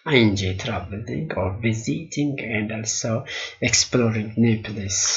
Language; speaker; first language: English; non-native, local second language; Amharic